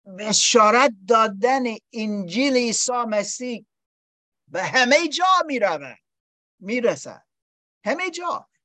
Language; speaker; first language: Persian; non-native, learner; English